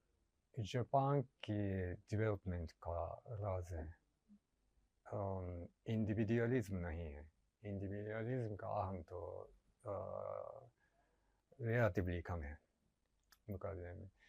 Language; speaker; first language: Hindi; non-native, learner; Japanese